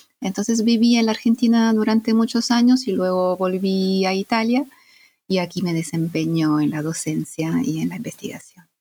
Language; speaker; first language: Spanish; non-native, fluent; Italian